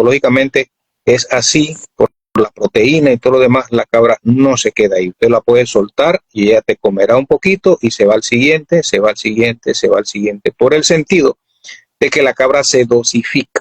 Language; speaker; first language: Spanish; native; Spanish